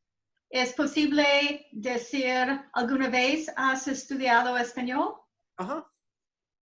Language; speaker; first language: Spanish; non-native, learner; English